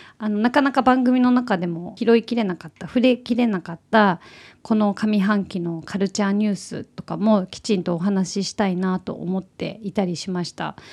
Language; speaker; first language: Japanese; native; Japanese